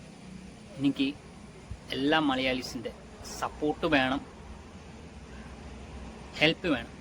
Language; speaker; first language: Malayalam; non-native, local second language; Assamese